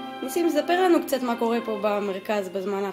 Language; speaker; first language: Hebrew; native; Hebrew